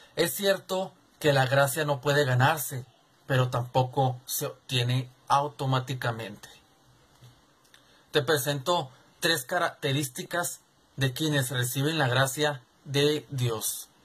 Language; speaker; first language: Spanish; native; Spanish